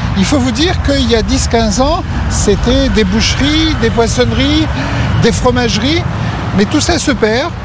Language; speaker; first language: French; native; French